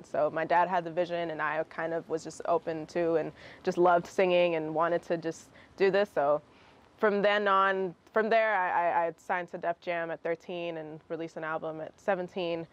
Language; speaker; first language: English; early bilingual, other home language; Russian